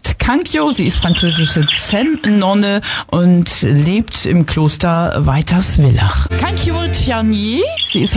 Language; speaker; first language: German; native; German